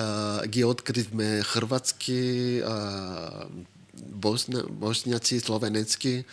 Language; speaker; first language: Macedonian; non-native, fluent; Greek